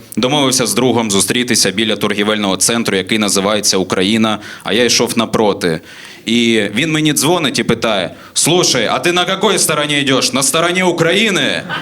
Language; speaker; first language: Ukrainian; non-native, local second language; Russian